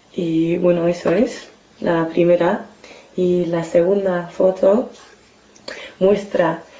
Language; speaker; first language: Spanish; non-native, fluent; English